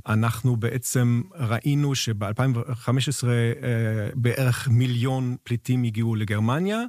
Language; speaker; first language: Hebrew; non-native, fluent; German